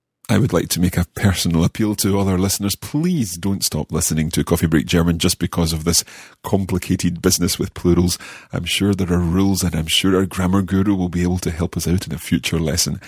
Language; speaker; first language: English; native; English